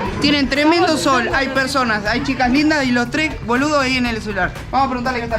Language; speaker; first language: Spanish; native; Spanish